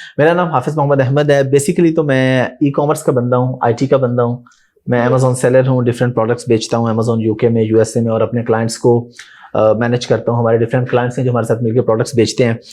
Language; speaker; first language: Urdu; non-native, local second language; Saraiki